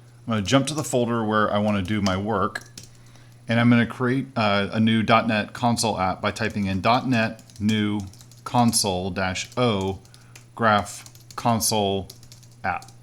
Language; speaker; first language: English; native; English